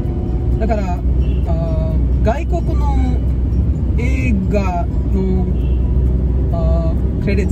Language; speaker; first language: Japanese; non-native, learner; Tamil